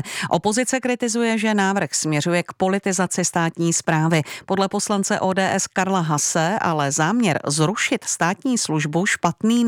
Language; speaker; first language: Czech; native; Czech